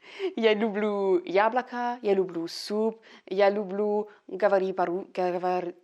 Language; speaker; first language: Russian; non-native, learner; French